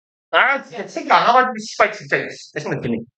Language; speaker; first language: Korean; native; Korean